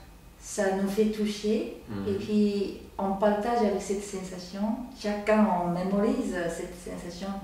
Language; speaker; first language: French; non-native, learner; Japanese